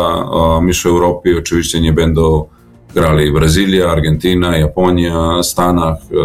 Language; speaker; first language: Polish; non-native, fluent; Serbian